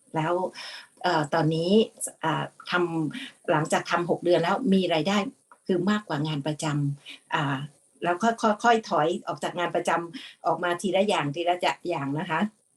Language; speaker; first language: Thai; native; Thai